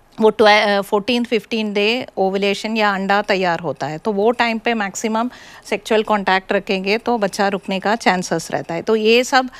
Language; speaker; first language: Hindi; non-native, local second language; Malayalam